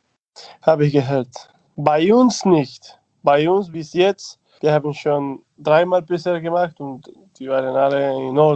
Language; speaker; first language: German; non-native, learner; Spanish